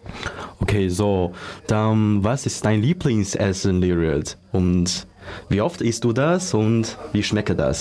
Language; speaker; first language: German; non-native, learner; Chinese